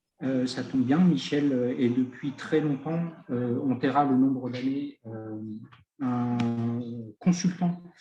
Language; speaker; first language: French; native; French